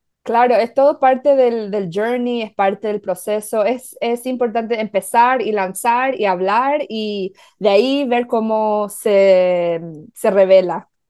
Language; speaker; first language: Spanish; early bilingual, heritage; Spanish